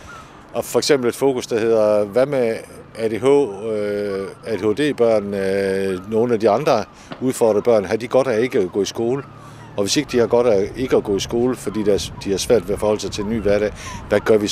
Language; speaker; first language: Danish; native; Danish